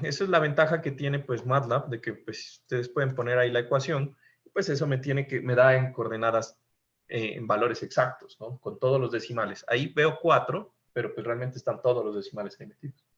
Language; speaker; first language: Spanish; native; Spanish